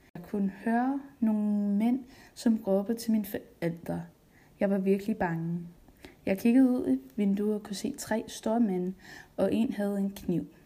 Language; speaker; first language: Danish; early bilingual, heritage; Danish